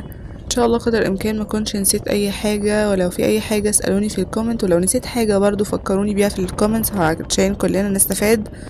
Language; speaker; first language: Arabic; native; Arabic